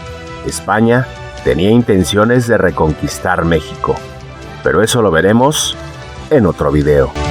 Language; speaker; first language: Spanish; native; Spanish